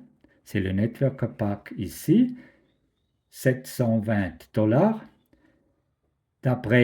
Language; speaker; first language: French; non-native, fluent; German